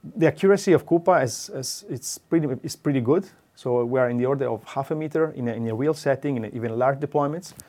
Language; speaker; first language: English; non-native, fluent; Italian